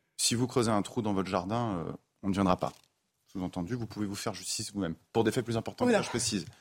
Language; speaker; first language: French; native; French